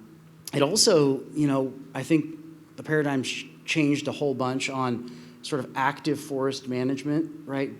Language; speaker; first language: English; native; English